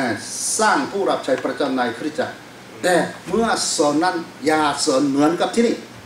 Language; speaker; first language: Thai; non-native, fluent; Korean